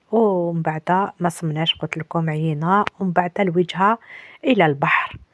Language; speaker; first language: Arabic; native; Arabic